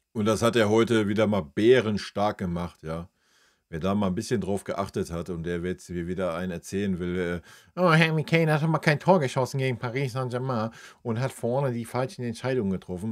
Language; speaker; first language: German; native; German